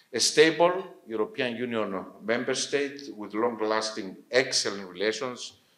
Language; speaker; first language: English; non-native, fluent; Greek